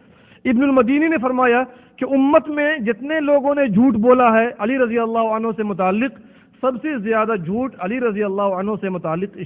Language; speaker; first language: Urdu; native; Urdu